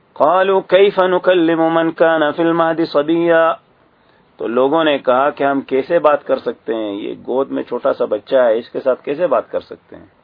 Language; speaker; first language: Urdu; native; Urdu